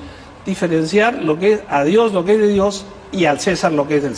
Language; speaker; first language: Spanish; native; Spanish